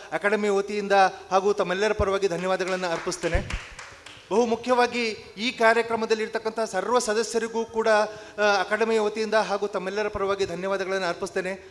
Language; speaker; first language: Kannada; non-native, local second language; Lambadi